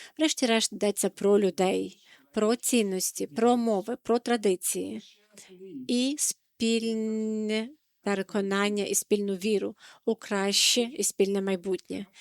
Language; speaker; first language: Ukrainian; non-native, fluent; Dutch